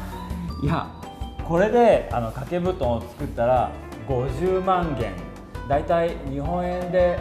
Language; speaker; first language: Japanese; native; Japanese